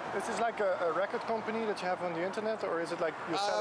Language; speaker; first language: English; non-native, fluent; Dutch